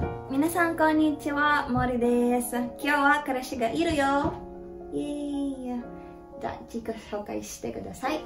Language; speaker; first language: Japanese; non-native, learner; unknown